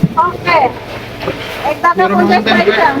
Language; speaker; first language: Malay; non-native, local second language; Javanese